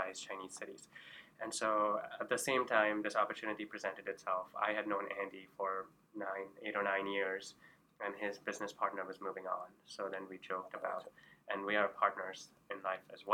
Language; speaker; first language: English; non-native, local second language; Urdu